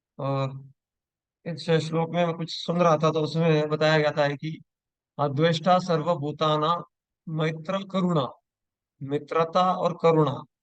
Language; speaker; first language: Hindi; non-native, local second language; Marathi